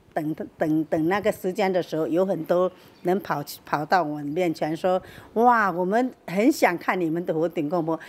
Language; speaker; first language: Chinese; native; Chinese